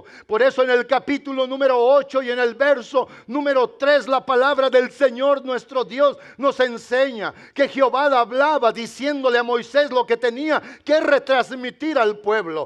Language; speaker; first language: Spanish; native; Spanish